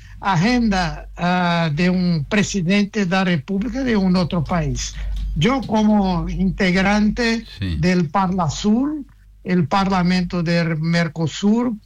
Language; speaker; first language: Spanish; non-native, fluent; Portuguese